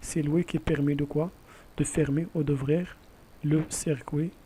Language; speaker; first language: French; non-native, local second language; Arabic